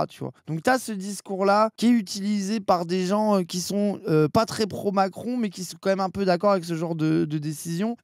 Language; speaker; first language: French; native; French